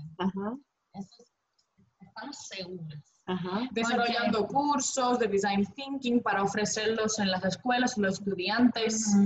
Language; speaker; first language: Spanish; non-native, fluent; Greek